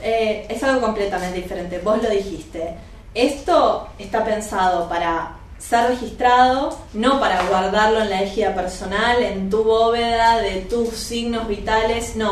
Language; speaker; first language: Spanish; native; Spanish